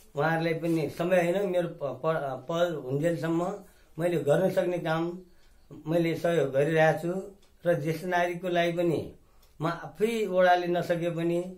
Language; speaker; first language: Nepali; non-native, local second language; Newari